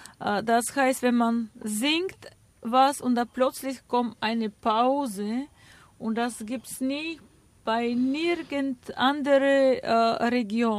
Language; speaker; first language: German; non-native, fluent; Bulgarian